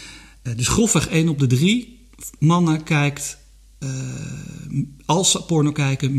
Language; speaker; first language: Dutch; native; Dutch